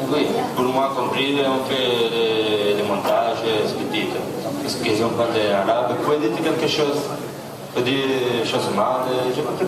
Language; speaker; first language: French; non-native, learner; Italian